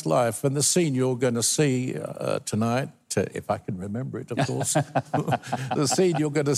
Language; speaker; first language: English; native; English